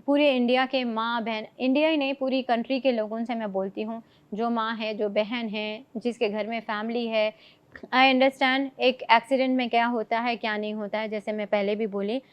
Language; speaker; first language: Hindi; non-native, local second language; Telugu